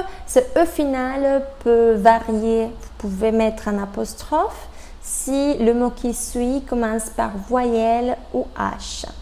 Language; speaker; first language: French; non-native, fluent; Spanish